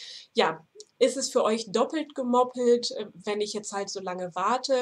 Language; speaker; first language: German; native; German